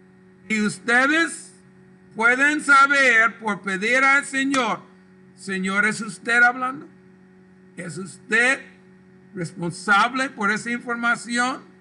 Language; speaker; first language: Spanish; non-native, local second language; English